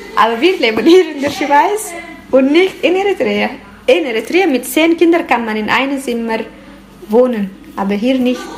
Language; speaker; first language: German; non-native, learner; Tigrinya